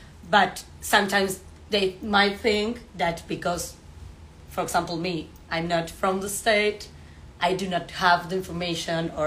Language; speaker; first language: English; non-native, fluent; Spanish